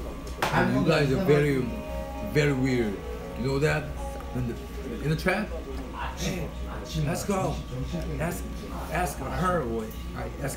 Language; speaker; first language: English; non-native, fluent; Korean